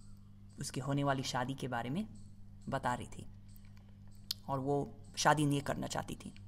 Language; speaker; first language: Hindi; non-native, fluent; English